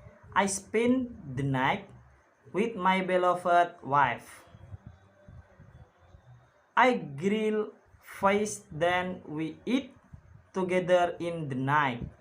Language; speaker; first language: English; non-native, learner; Indonesian